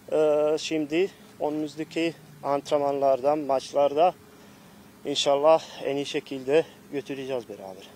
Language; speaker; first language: Turkish; non-native, fluent; Bosnian